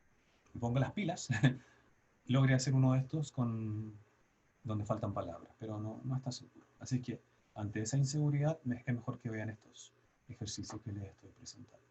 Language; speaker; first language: Spanish; native; Spanish